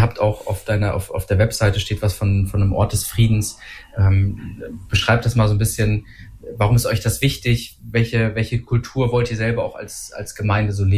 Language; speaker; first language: German; native; German